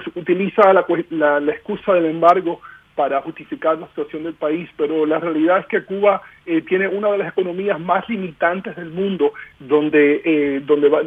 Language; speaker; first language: Spanish; early bilingual, heritage; Spanish